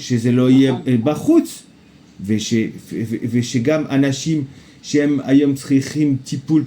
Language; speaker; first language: Hebrew; non-native, fluent; French